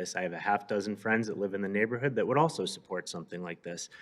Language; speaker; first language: English; native; English